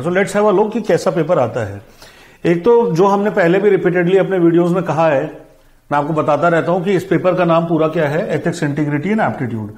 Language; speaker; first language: Hindi; native; Hindi